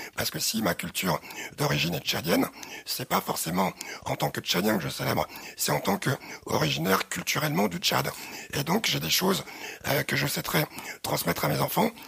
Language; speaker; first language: French; early bilingual, other home language; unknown